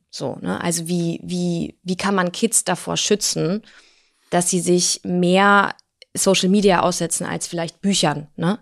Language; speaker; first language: German; early bilingual, other home language; Russian